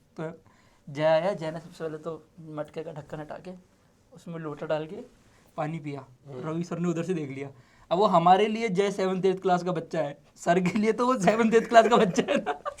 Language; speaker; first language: Hindi; native; Hindi